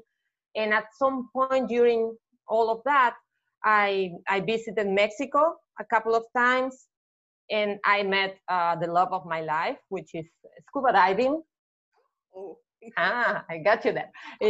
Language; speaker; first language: English; non-native, fluent; Spanish